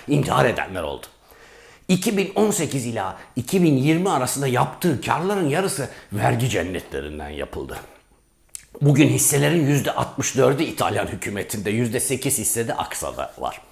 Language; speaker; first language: Turkish; native; Turkish